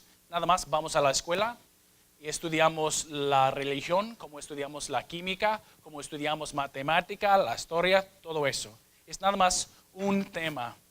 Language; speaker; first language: Spanish; non-native, fluent; English